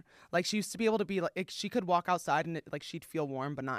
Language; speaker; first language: English; native; English